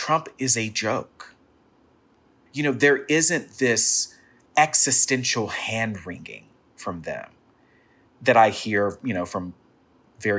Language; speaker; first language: English; native; English